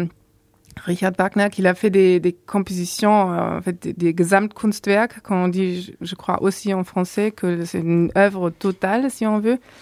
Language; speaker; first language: French; non-native, fluent; German